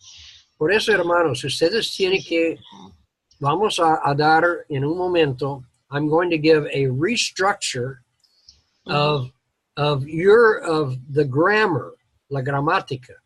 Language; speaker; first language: Spanish; non-native, learner; English